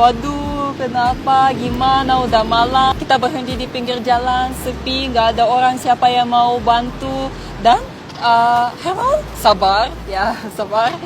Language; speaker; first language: Indonesian; non-native, fluent; Russian